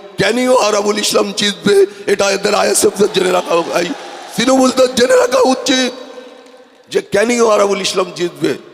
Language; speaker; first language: Bangla; native; Bangla